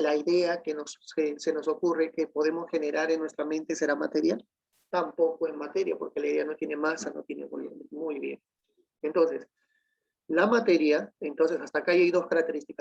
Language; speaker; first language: Spanish; native; Spanish